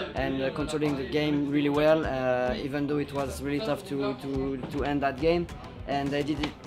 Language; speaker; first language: English; non-native, fluent; French